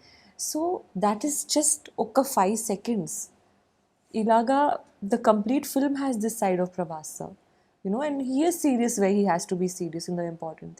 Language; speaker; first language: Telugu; non-native, learner; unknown